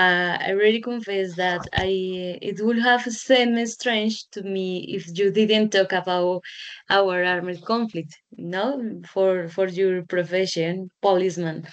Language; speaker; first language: English; non-native, learner; Spanish